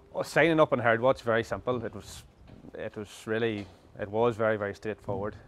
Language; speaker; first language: English; native; English